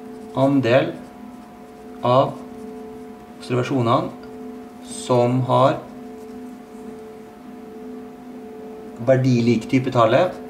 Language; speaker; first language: Norwegian; native; Norwegian